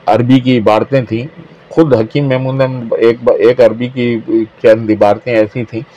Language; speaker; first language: Urdu; native; Urdu